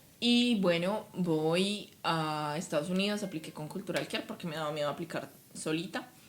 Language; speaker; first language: Spanish; native; Spanish